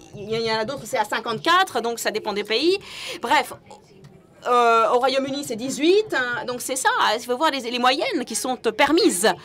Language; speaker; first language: French; non-native, fluent; English